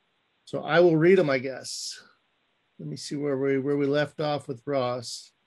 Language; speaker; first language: English; native; English